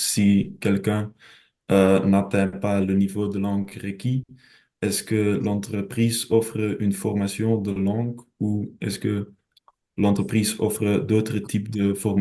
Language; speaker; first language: French; non-native, local second language; Dutch